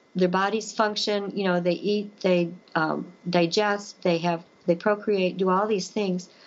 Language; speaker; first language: English; native; English